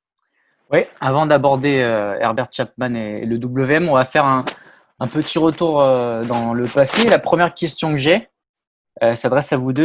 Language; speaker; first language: French; native; French